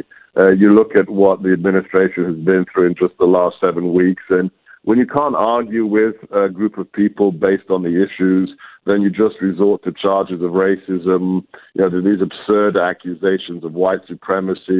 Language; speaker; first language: English; native; English